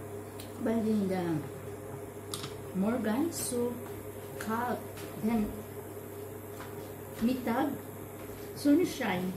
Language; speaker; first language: German; non-native, learner; Filipino